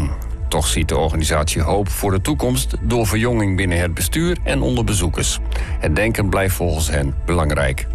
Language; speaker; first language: Dutch; native; Dutch